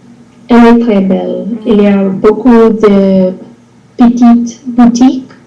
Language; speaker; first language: French; non-native, learner; English